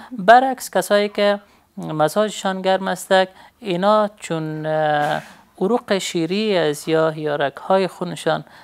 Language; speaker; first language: Persian; native; Persian